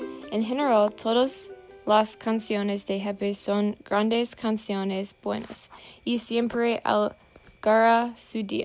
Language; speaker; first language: Spanish; non-native, learner; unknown